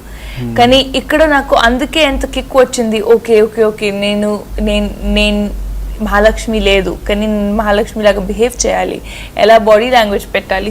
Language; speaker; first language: Telugu; non-native, fluent; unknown